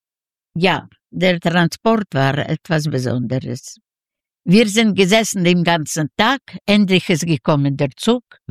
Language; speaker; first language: German; non-native, learner; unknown